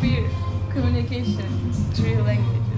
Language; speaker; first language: English; non-native, learner; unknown